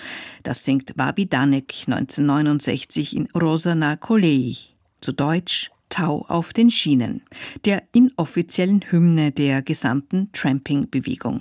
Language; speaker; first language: German; native; German